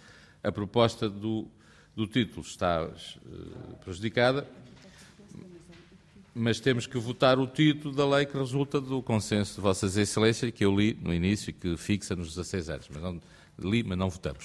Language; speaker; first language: Portuguese; native; Portuguese